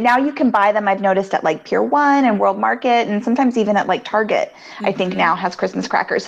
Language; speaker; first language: English; native; English